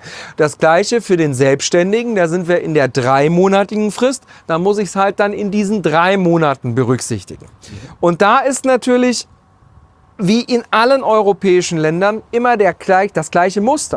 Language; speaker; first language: German; native; German